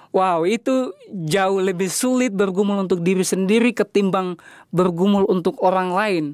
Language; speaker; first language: Indonesian; native; Indonesian